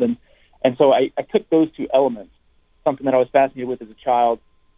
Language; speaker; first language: English; native; English